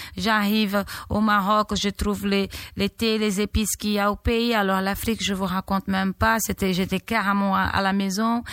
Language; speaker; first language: French; non-native, fluent; Portuguese